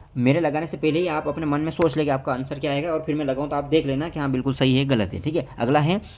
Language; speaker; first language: Hindi; native; Hindi